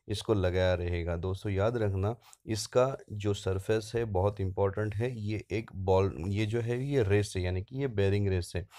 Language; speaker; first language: Hindi; non-native, local second language; Marathi